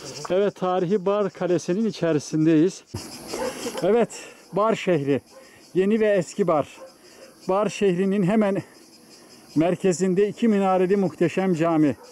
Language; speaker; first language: Turkish; native; Turkish